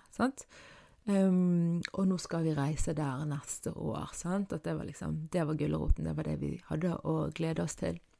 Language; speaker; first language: Norwegian; early bilingual, other home language; Arabic